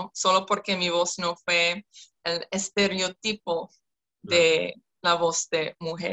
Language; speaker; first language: Spanish; non-native, fluent; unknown